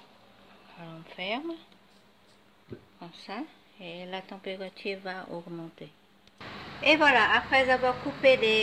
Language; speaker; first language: French; non-native, fluent; Vietnamese